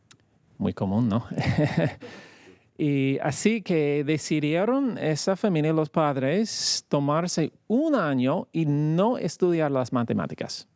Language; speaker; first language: Spanish; non-native, fluent; English